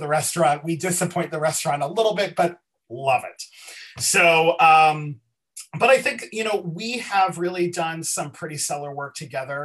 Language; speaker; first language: English; native; English